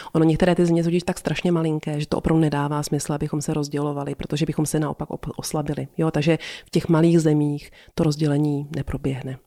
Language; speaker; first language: Czech; native; Czech